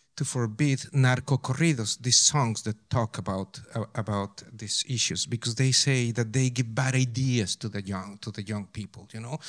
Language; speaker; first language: English; non-native, fluent; Spanish